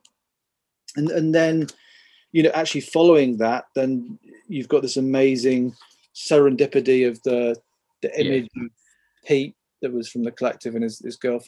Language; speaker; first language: English; native; English